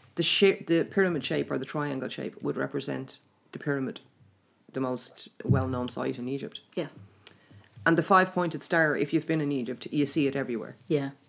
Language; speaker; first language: English; native; English